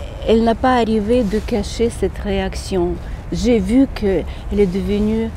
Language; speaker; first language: French; non-native, fluent; Ukrainian